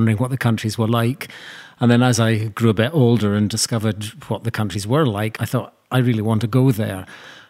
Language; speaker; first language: English; native; English